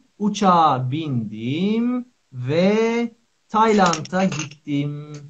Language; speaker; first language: Turkish; native; Turkish